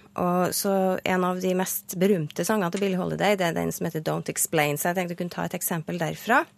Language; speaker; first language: Norwegian; native; Norwegian